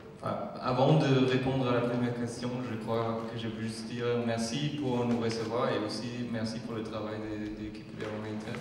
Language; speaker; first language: French; non-native, fluent; German